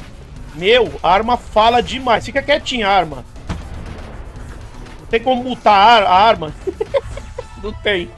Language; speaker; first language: Portuguese; native; Portuguese